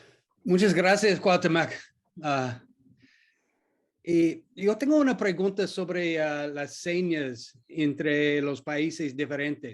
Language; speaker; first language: Spanish; non-native, learner; English